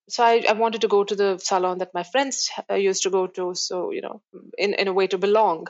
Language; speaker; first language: English; non-native, local second language; Kashmiri